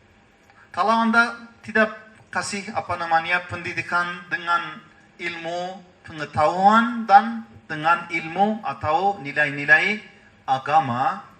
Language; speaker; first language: Indonesian; non-native, learner; Turkish